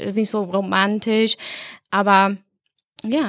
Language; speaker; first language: German; non-native, fluent; English